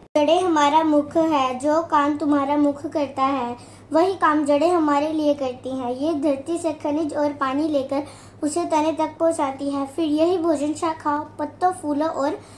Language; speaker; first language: Hindi; non-native, local second language; Punjabi